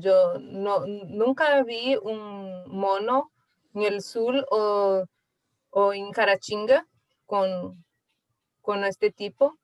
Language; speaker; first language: Spanish; non-native, learner; Portuguese